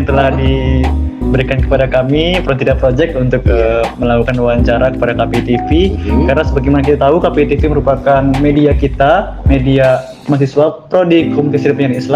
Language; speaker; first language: Indonesian; native; Indonesian